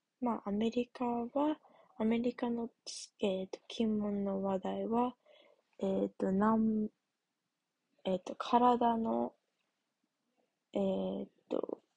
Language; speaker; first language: Japanese; non-native, learner; English